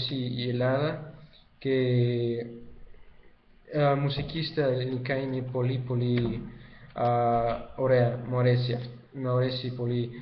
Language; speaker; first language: Greek; non-native, learner; Spanish